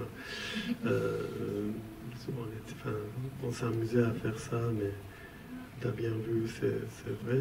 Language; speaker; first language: French; non-native, fluent; Persian